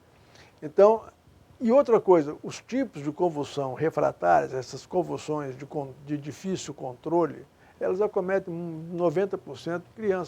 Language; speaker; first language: Portuguese; native; Portuguese